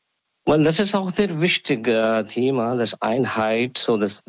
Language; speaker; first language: German; non-native, learner; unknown